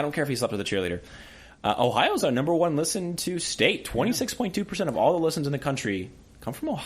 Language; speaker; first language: English; native; English